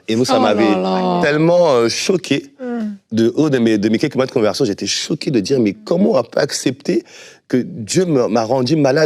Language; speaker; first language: French; native; French